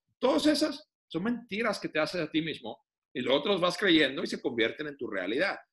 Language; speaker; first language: Spanish; non-native, fluent; Finnish